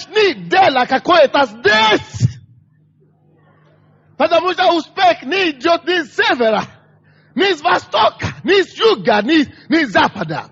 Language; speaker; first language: Russian; non-native, fluent; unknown